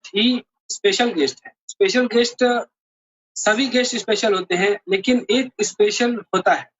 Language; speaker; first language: Urdu; native; Urdu